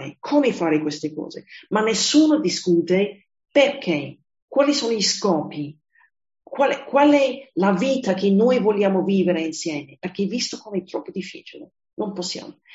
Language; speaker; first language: Italian; non-native, fluent; English